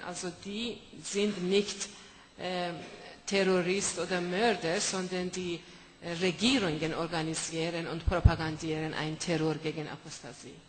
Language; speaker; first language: German; non-native, fluent; Persian